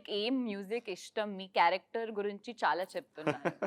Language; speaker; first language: Telugu; early bilingual, heritage; Telugu